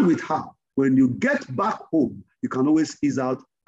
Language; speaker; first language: English; non-native, local second language; Yoruba